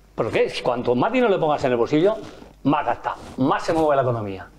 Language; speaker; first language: Spanish; native; Spanish